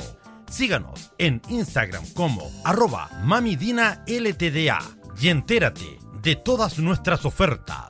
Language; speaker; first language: Spanish; native; Spanish